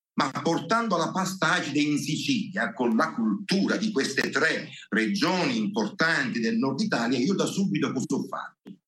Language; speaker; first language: Italian; native; Italian